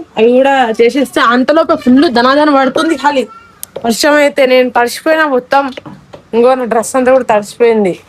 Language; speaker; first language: Telugu; non-native, local second language; Lambadi